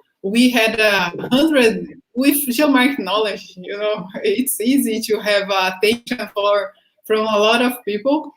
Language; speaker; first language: English; non-native, fluent; Portuguese